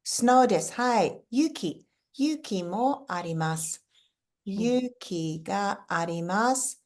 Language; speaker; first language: Japanese; non-native, fluent; English